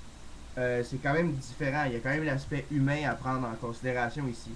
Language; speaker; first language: French; native; French